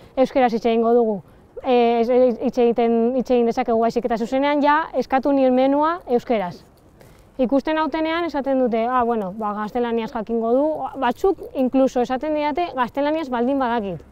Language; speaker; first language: Basque; early bilingual, other home language; Spanish